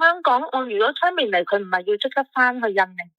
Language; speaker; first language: Cantonese; native; Cantonese